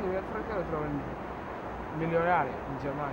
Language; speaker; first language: Italian; non-native, learner; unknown